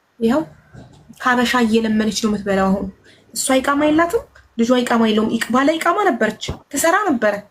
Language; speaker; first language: Amharic; native; Amharic